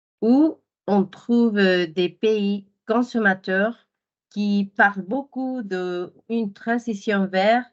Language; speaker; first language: French; non-native, fluent; Spanish